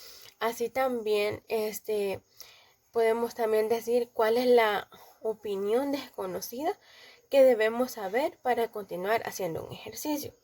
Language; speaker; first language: Spanish; native; Spanish